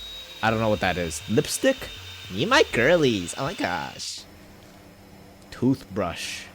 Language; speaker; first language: English; native; English